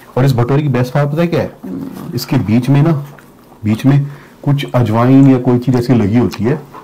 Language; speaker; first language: Hindi; native; Hindi